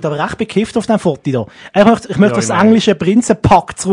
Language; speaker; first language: German; native; German